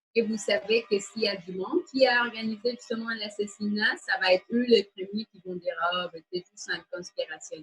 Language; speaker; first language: French; native; French